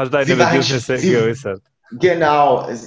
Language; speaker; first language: German; non-native, fluent; Spanish